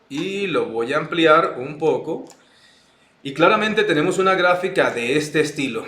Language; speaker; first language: Spanish; native; Spanish